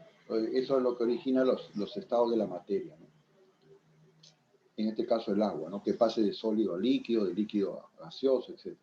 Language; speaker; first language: Spanish; native; Spanish